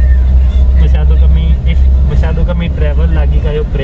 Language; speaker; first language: Filipino; non-native, learner; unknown